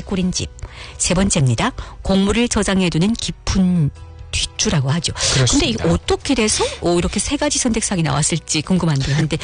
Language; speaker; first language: Korean; early bilingual, heritage; Korean